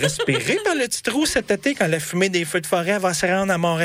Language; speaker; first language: French; native; French